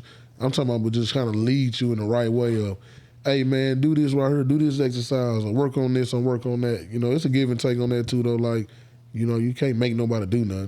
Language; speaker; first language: English; native; English